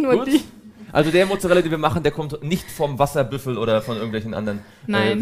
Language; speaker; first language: German; native; German